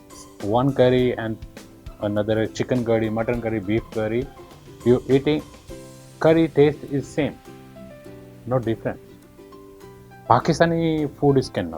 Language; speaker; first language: English; non-native, learner; Urdu